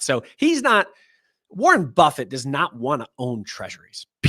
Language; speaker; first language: English; native; English